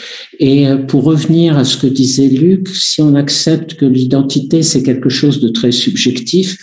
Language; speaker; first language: French; native; French